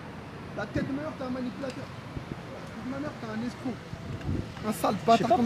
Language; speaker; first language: French; native; French